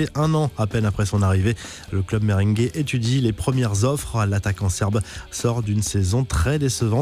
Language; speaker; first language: French; native; French